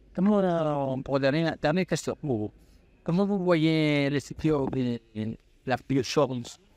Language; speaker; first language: French; non-native, learner; Spanish